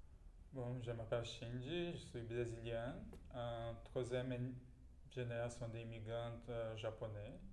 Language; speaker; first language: French; non-native, fluent; Portuguese